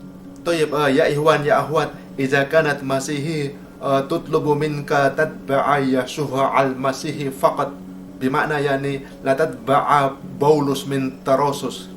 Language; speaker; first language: Arabic; non-native, learner; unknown